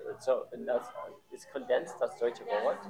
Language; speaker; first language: German; non-native, learner; English